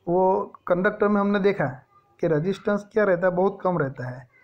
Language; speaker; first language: Hindi; non-native, local second language; Gujarati